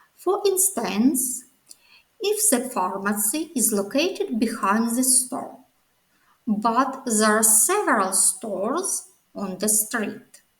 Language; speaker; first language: English; non-native, fluent; Ukrainian